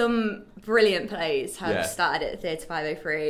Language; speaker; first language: English; native; English